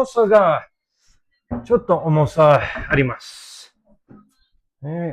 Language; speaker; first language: Japanese; non-native, learner; English